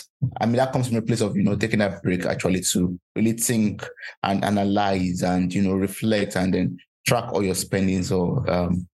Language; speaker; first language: English; non-native, local second language; Yoruba